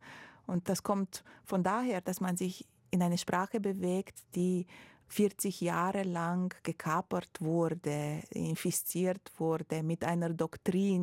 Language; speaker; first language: German; non-native, fluent; Romanian